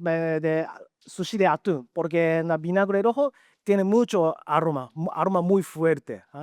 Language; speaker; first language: Spanish; non-native, learner; Japanese